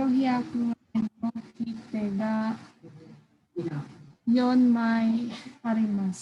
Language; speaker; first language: Japanese; non-native, learner; Filipino